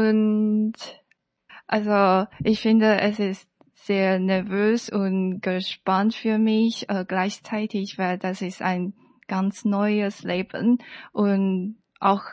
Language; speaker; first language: German; non-native, learner; Chinese